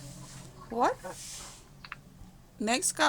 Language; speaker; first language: English; non-native, learner; Indonesian